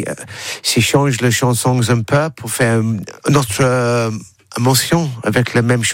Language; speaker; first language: French; non-native, learner; English